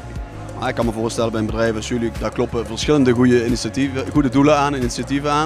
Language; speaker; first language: Dutch; native; Dutch